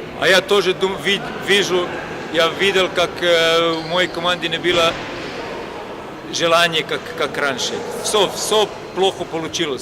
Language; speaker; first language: Russian; non-native, learner; Croatian